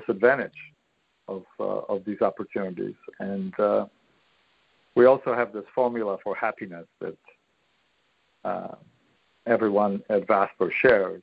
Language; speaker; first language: English; non-native, fluent; Polish